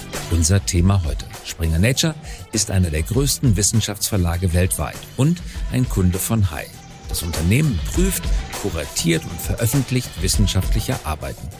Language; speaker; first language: German; native; German